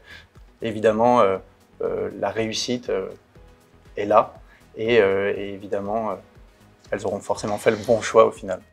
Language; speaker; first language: French; native; French